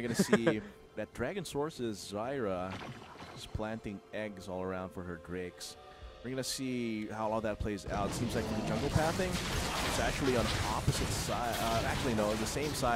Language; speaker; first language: English; non-native, local second language; Filipino